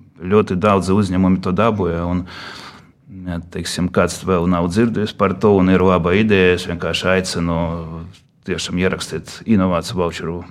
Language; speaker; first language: Latvian; non-native, local second language; Russian